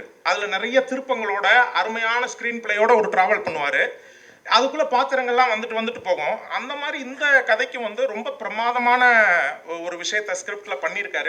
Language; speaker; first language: Tamil; native; Tamil